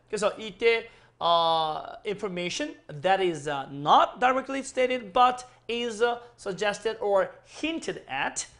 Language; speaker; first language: English; non-native, fluent; Korean